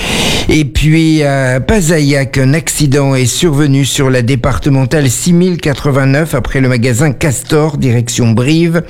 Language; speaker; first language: French; native; French